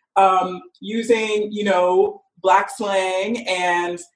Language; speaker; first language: English; native; English